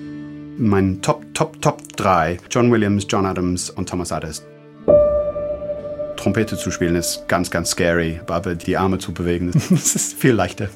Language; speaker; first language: German; non-native, fluent; English